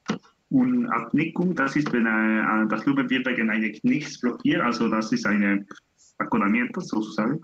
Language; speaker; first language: German; non-native, learner; Spanish